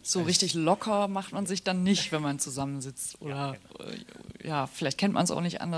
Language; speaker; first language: German; native; German